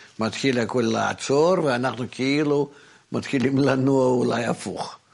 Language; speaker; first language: Hebrew; non-native, fluent; Russian